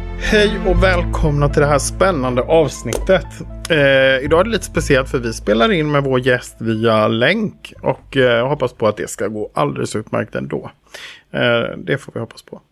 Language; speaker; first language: Swedish; native; Swedish